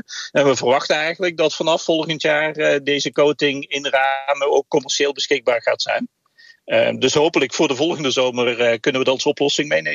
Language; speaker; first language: Dutch; native; Dutch